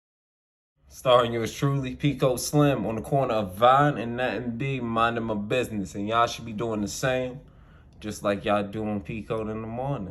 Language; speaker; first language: English; native; English